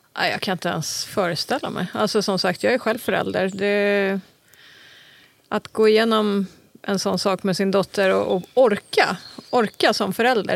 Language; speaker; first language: Swedish; native; Swedish